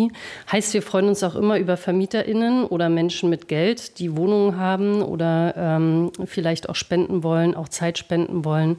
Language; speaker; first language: German; native; German